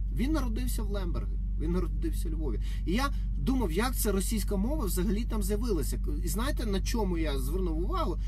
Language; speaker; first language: Ukrainian; non-native, local second language; Russian